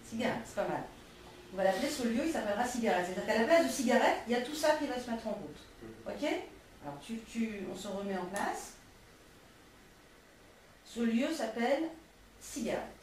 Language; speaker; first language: French; native; French